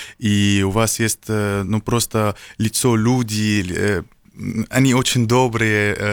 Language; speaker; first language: Russian; non-native, learner; Arabic